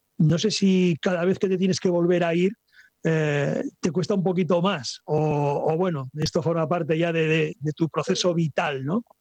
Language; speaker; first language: Spanish; native; Spanish